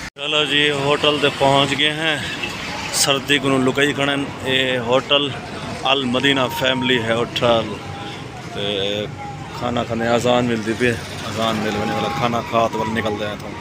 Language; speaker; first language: Punjabi; non-native, local second language; Saraiki